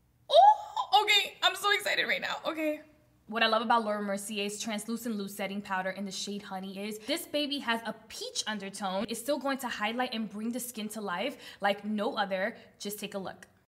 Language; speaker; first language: English; early bilingual, other home language; Spanish